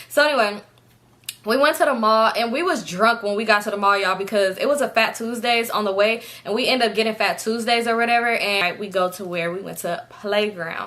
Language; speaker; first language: English; native; English